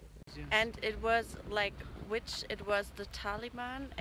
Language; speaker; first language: English; non-native, fluent; German